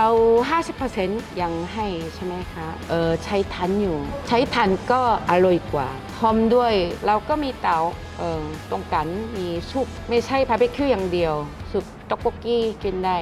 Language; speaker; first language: Thai; non-native, learner; Korean